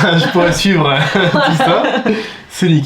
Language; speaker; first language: French; native; French